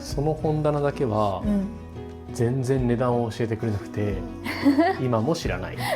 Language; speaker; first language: Japanese; native; Japanese